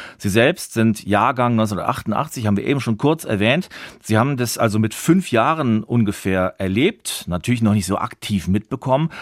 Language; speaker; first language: German; native; German